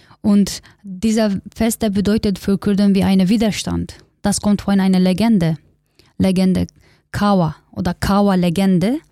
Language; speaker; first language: German; non-native, learner; Kurdish